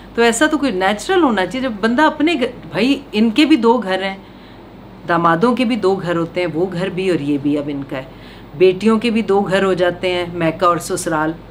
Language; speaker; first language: Urdu; non-native, local second language; Punjabi